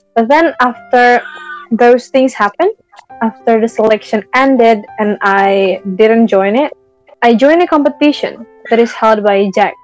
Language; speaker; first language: English; non-native, fluent; Indonesian